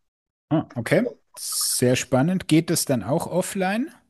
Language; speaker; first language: German; native; German